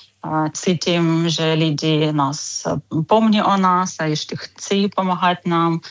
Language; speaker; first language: Czech; non-native, fluent; Ukrainian